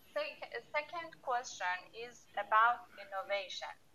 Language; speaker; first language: English; non-native, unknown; Persian